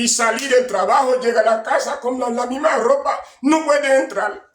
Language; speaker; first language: Spanish; non-native, learner; Haitian Creole